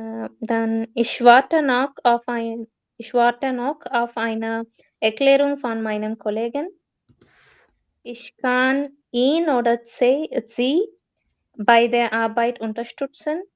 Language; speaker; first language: German; non-native, learner; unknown